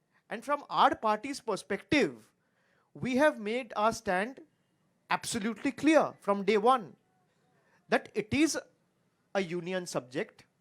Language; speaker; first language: English; non-native, local second language; Bangla